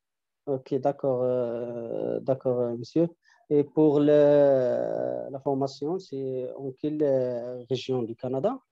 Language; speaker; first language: French; non-native, learner; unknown